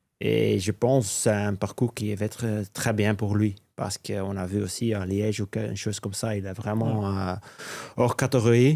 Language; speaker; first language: French; non-native, local second language; Dutch